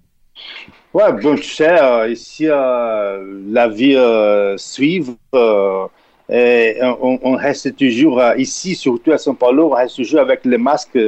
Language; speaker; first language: French; non-native, fluent; Portuguese